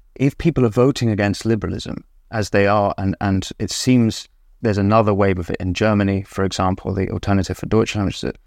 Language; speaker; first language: English; native; English